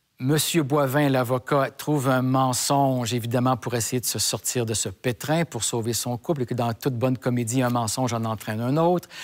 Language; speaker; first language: French; native; French